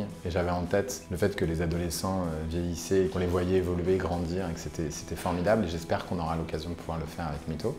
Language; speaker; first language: French; native; French